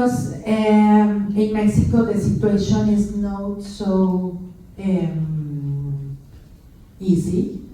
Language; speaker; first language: English; non-native, learner; Spanish